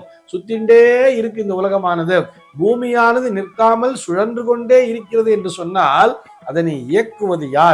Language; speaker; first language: Tamil; native; Tamil